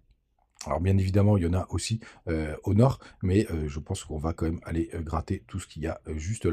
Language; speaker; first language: French; native; French